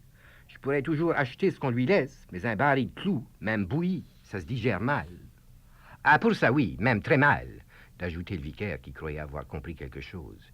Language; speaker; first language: French; native; French